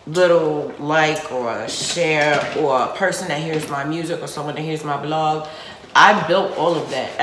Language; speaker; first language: English; native; English